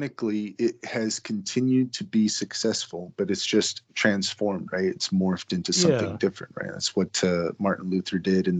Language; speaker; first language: English; native; English